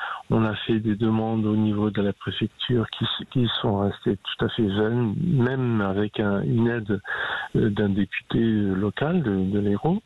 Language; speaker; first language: French; native; French